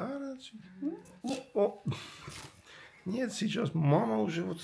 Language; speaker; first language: Russian; non-native, fluent; Armenian